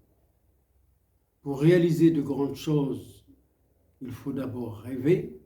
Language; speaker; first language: French; non-native, local second language; Arabic